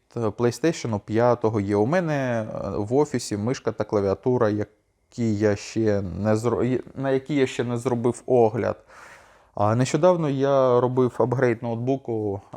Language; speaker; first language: Ukrainian; non-native, local second language; Russian